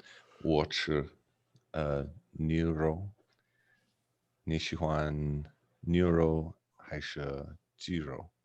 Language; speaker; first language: Chinese; non-native, learner; English